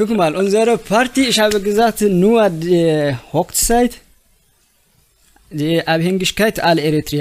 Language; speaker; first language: German; non-native, learner; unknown